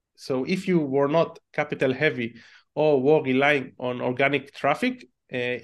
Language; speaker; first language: English; non-native, fluent; Hebrew